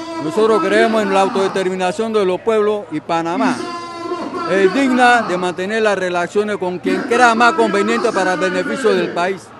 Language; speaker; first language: Spanish; native; Spanish